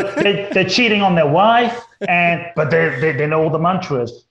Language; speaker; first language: English; native; English